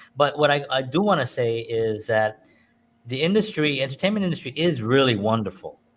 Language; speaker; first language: English; native; English